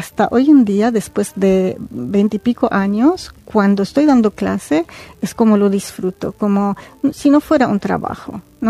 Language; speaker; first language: Spanish; non-native, fluent; Arabic